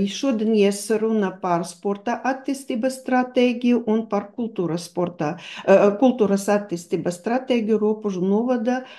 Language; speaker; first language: Latvian; non-native, local second language; Russian